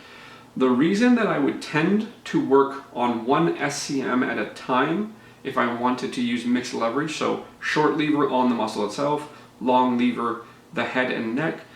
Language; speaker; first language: English; native; English